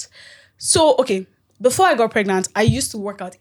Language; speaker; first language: English; non-native, local second language; Yoruba